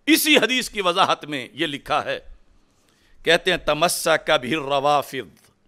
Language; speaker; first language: Urdu; non-native, local second language; Punjabi